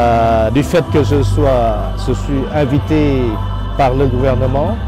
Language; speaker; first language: French; non-native, fluent; Lao